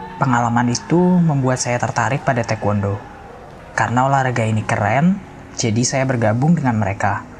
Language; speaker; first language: Indonesian; non-native, fluent; Persian